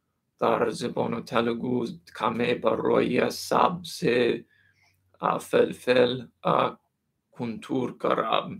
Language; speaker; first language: Persian; non-native, learner; English